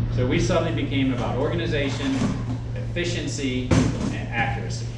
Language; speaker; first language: English; native; English